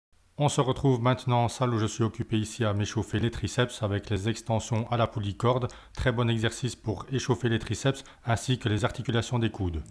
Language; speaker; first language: French; native; French